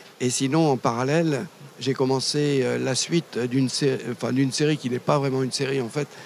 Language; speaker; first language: French; native; French